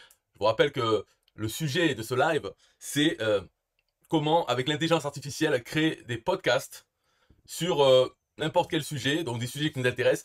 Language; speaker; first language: French; native; French